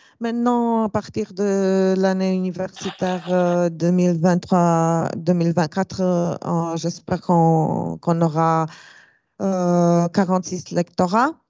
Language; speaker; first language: French; non-native, fluent; Romanian